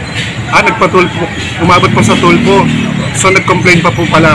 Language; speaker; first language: Filipino; native; Filipino